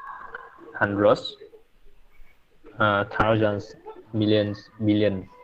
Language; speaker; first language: English; non-native, learner; Vietnamese